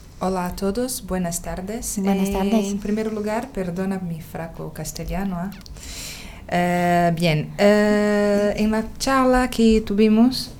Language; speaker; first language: Spanish; non-native, learner; Portuguese